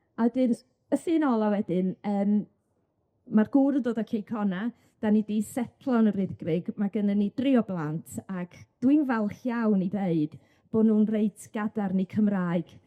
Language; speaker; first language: Welsh; native; Welsh